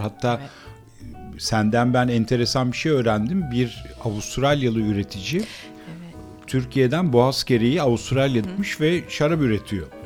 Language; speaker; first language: Turkish; native; Turkish